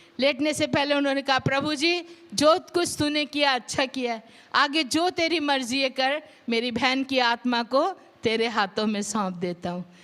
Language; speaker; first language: Hindi; non-native, local second language; Punjabi